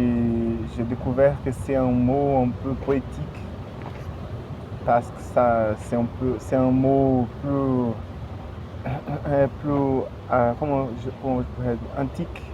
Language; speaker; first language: French; non-native, fluent; Portuguese